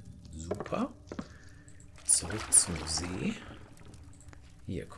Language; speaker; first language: German; native; German